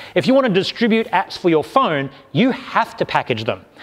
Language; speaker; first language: English; native; English